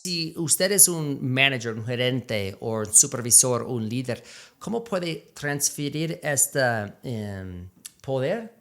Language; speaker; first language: Spanish; non-native, fluent; English